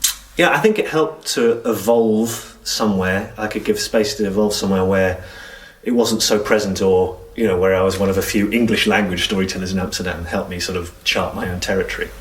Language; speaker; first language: English; native; English